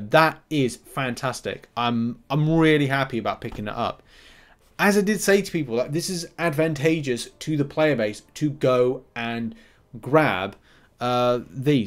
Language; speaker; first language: English; native; English